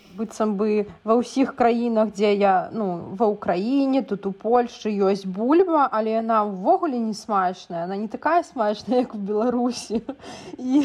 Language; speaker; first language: Belarusian; native; Belarusian